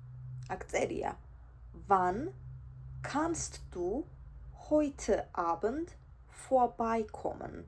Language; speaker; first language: German; non-native, fluent; Georgian